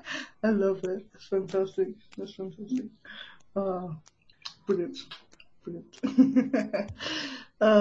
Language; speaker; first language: English; native; English